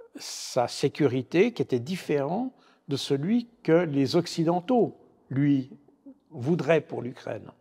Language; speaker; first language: French; native; French